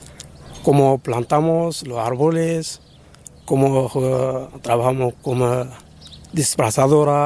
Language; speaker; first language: Spanish; non-native, learner; Arabic